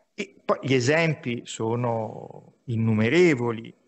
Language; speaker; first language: Italian; native; Italian